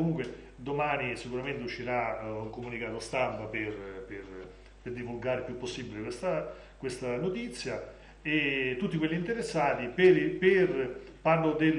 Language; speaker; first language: Italian; native; Italian